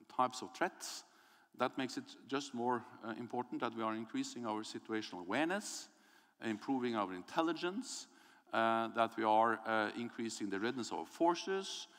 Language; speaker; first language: English; non-native, fluent; Norwegian